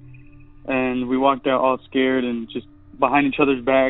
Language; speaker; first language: English; native; English